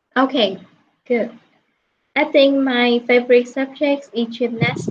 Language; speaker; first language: English; non-native, fluent; Vietnamese